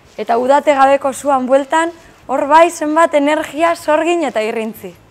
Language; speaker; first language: Basque; native; Basque